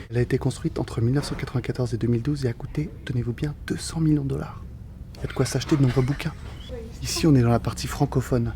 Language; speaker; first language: French; native; French